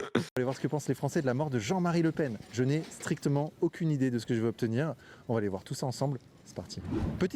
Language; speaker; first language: French; native; French